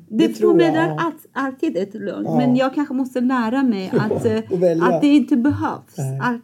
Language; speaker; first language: Swedish; non-native, fluent; Persian